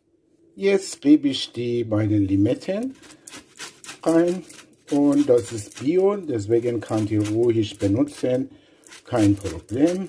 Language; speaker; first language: German; non-native, learner; Persian